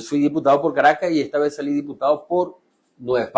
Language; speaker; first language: Spanish; native; Spanish